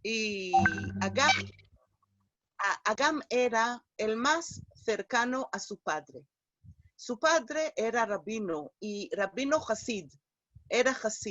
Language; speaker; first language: Spanish; non-native, fluent; Hebrew